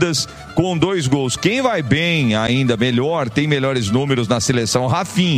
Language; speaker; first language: Portuguese; native; Portuguese